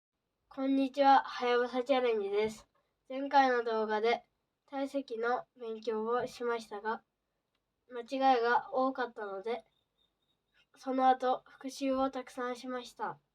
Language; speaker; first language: Japanese; native; Japanese